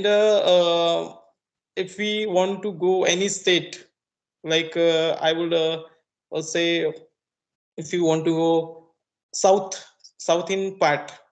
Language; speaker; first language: English; non-native, learner; Marathi